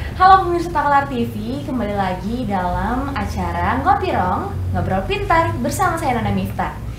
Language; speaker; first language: Indonesian; native; Indonesian